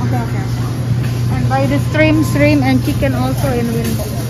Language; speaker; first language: English; non-native, learner; Indonesian